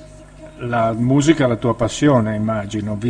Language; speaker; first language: Italian; native; Italian